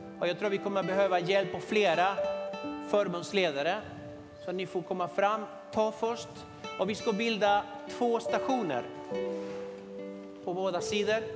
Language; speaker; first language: Swedish; non-native, fluent; Spanish